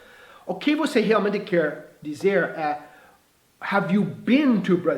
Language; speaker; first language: Portuguese; non-native, fluent; English